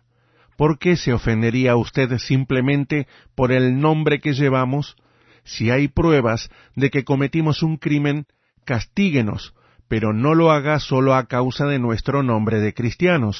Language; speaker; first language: Spanish; native; Spanish